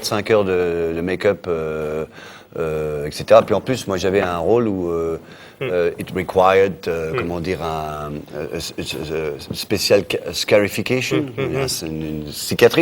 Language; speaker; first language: French; native; French